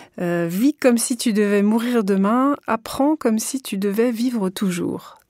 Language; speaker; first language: French; native; French